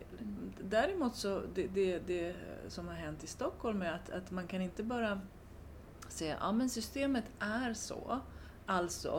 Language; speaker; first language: Swedish; non-native, fluent; Romanian